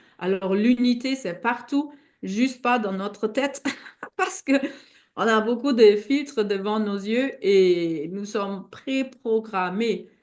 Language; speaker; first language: French; non-native, fluent; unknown